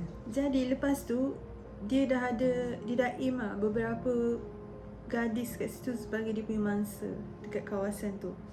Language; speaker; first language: Malay; native; Malay